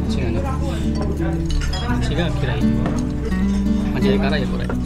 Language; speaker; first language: Japanese; non-native, fluent; Indonesian